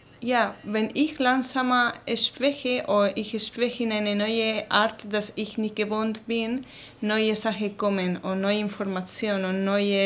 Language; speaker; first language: German; non-native, learner; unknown